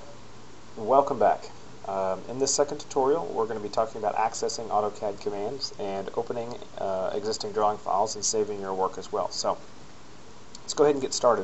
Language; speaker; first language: English; native; English